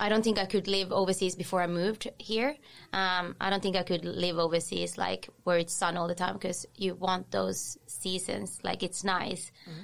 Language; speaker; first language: English; non-native, fluent; Finnish